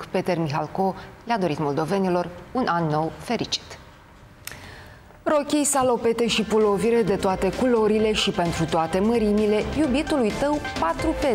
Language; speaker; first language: Romanian; native; Romanian